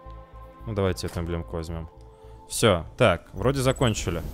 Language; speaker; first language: Russian; native; Russian